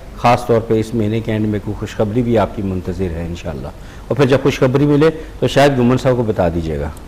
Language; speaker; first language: Urdu; native; Urdu